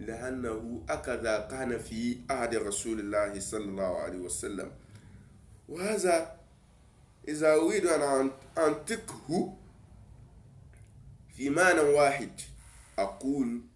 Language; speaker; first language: Arabic; non-native, learner; Yoruba